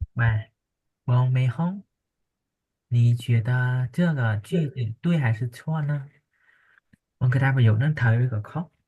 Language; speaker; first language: Chinese; non-native, fluent; Khmer